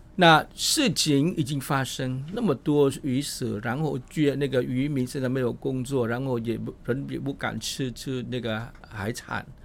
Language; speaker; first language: Chinese; non-native, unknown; Vietnamese